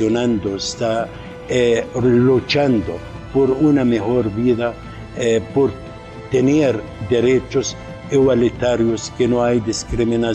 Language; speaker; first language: Spanish; non-native, fluent; Arabic